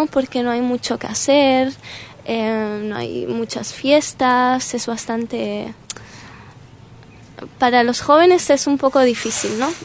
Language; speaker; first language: Spanish; early bilingual, heritage; Spanish